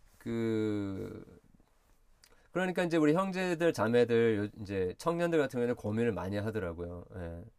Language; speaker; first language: Korean; early bilingual, heritage; Korean